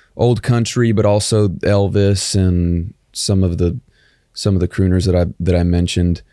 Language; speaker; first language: English; native; English